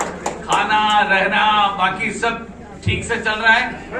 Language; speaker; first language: Hindi; non-native, local second language; Malayalam